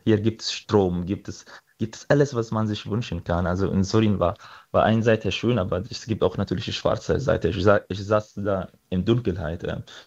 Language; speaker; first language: German; non-native, fluent; Arabic